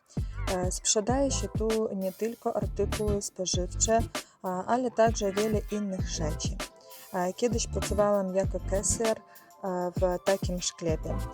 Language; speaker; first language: Polish; non-native, learner; Russian